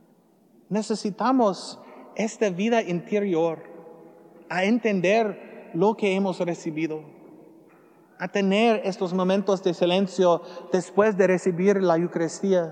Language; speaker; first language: Spanish; non-native, learner; English